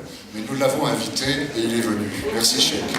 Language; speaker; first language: French; native; French